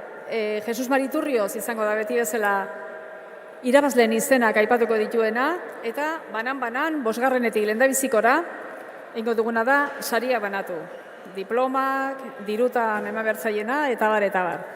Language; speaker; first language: Basque; native; Basque